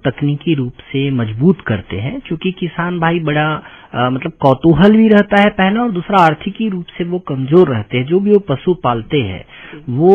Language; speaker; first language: Hindi; native; Hindi